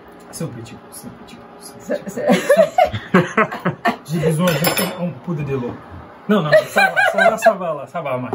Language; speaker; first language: French; non-native, learner; Portuguese